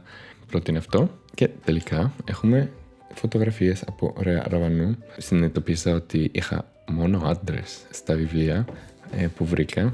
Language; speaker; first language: Greek; non-native, fluent; Spanish